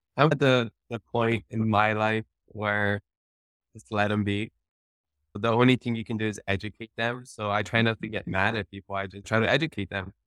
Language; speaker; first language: English; early bilingual, other home language; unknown